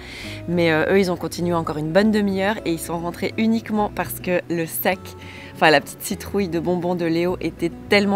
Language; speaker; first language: French; native; French